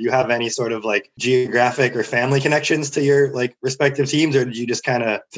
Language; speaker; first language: English; native; English